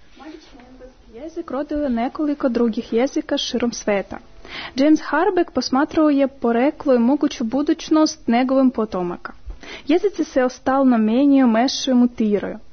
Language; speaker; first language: Serbian; non-native, fluent; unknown